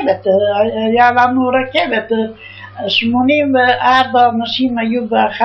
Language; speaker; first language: Hebrew; non-native, fluent; Yiddish